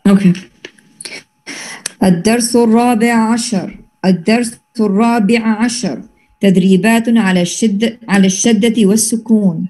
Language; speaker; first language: Arabic; non-native, learner; Urdu